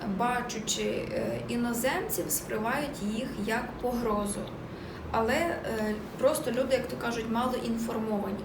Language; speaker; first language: Ukrainian; native; Ukrainian